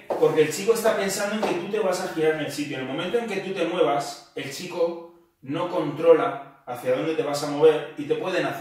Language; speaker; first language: Spanish; native; Spanish